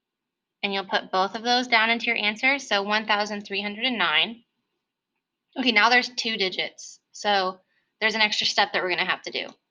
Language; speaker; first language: English; native; English